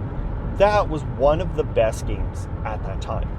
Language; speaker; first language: English; native; English